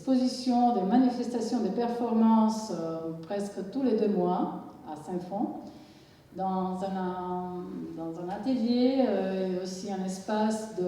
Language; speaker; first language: French; non-native, fluent; Italian